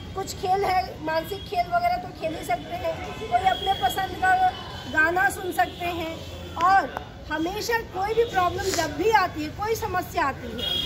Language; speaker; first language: Hindi; native; Hindi